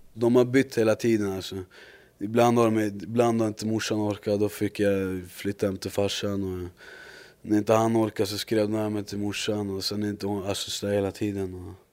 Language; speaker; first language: Swedish; native; Swedish